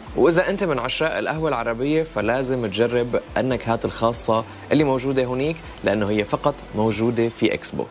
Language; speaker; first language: Arabic; native; Arabic